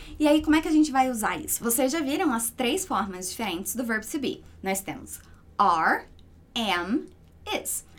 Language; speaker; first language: Portuguese; native; Portuguese